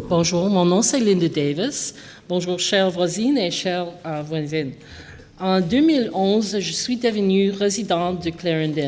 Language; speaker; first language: French; non-native, local second language; English